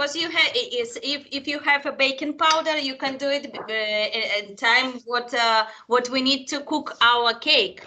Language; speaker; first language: English; non-native, fluent; Spanish